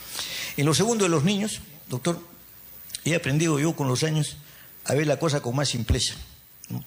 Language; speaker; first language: Spanish; native; Spanish